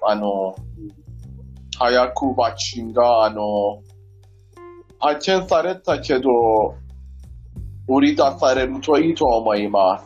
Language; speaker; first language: Japanese; non-native, learner; Persian